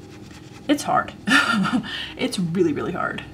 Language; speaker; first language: English; native; English